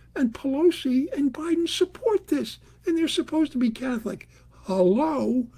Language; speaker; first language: English; native; English